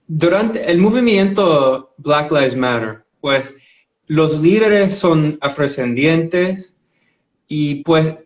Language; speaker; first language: Spanish; non-native, fluent; English